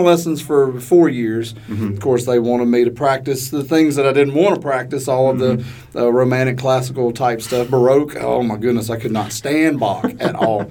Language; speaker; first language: English; native; English